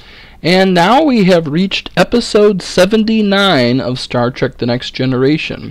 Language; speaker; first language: English; native; English